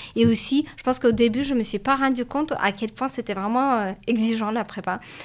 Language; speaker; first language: French; non-native, fluent; Russian